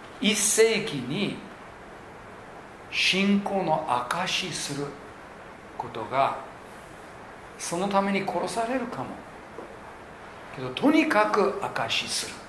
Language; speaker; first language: Japanese; non-native, local second language; English